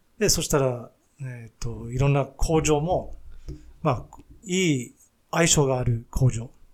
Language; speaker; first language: Japanese; non-native, fluent; English